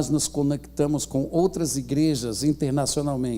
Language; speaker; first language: Portuguese; native; Portuguese